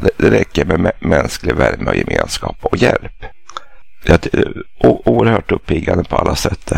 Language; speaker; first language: Swedish; native; Swedish